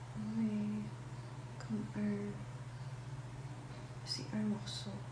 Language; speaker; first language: French; non-native, local second language; English